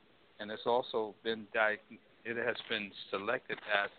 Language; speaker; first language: English; native; English